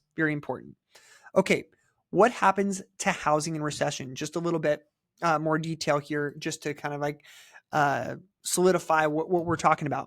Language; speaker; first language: English; native; English